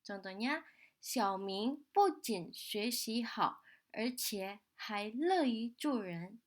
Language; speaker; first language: Chinese; non-native, fluent; Indonesian